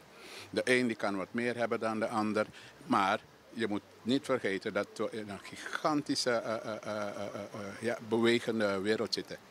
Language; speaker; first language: Dutch; native; Dutch